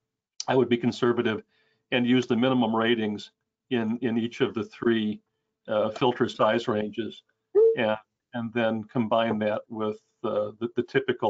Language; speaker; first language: English; native; English